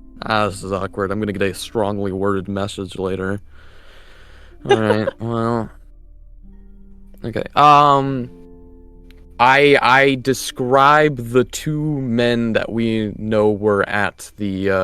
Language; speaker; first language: English; native; English